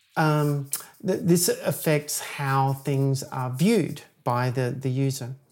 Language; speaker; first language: English; native; English